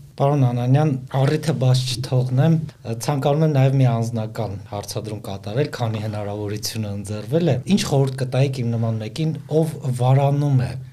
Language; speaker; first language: Armenian; native; Armenian